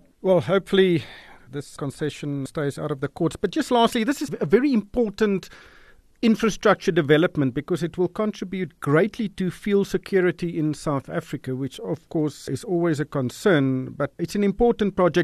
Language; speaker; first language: English; non-native, local second language; Afrikaans